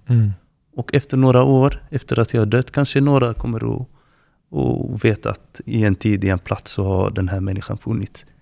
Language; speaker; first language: Swedish; non-native, fluent; Arabic